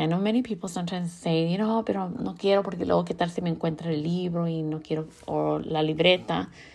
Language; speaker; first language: Spanish; early bilingual, heritage; Spanish